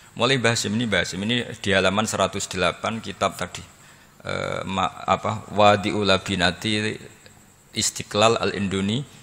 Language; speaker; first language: Indonesian; non-native, local second language; Javanese